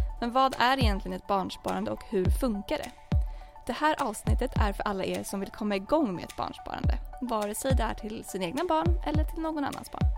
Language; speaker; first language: Swedish; native; Swedish